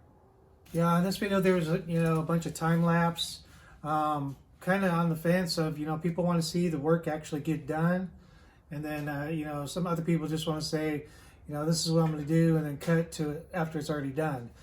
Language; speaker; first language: English; native; English